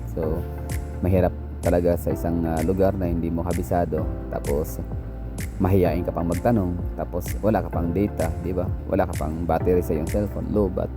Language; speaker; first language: Filipino; non-native, local second language; Cebuano